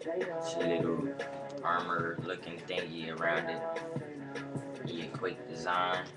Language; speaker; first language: English; native; English